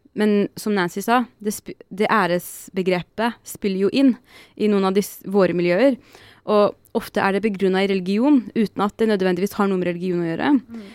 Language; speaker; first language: Norwegian; early bilingual, other home language; Arabic